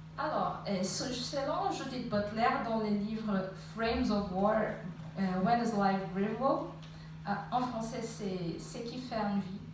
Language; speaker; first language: French; non-native, fluent; Portuguese